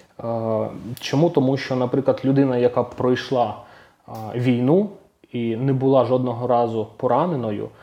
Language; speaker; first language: Ukrainian; non-native, local second language; Russian